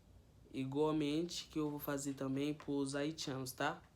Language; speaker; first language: Portuguese; non-native, fluent; Haitian Creole